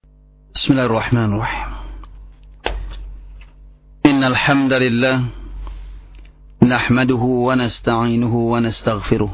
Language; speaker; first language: Arabic; non-native, fluent; Indonesian